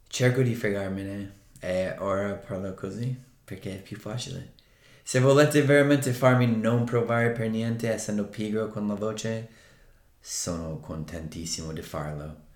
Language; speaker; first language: Italian; non-native, fluent; English